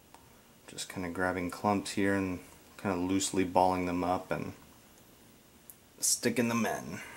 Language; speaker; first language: English; native; English